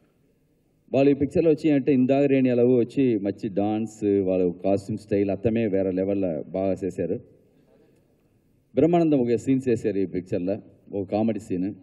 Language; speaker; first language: Telugu; non-native, learner; Tamil